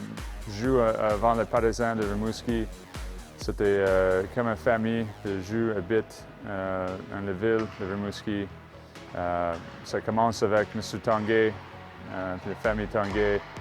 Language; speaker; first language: French; non-native, learner; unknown